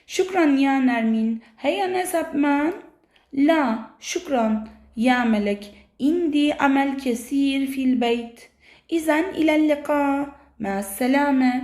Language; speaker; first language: Arabic; non-native, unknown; Turkish